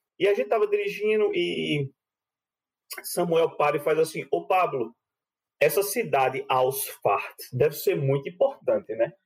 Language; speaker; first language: Portuguese; native; Portuguese